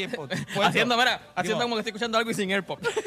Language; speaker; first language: Spanish; native; Spanish